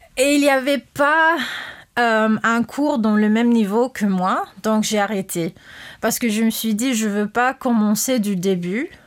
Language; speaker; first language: French; non-native, fluent; English